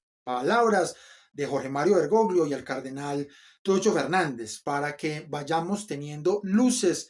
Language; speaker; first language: Spanish; native; Spanish